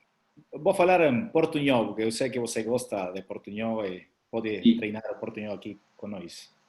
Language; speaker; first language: Portuguese; non-native, learner; Spanish